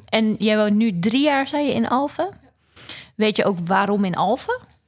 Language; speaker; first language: Dutch; native; Dutch